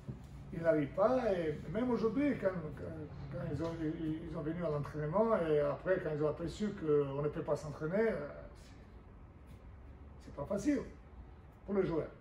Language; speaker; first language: French; non-native, fluent; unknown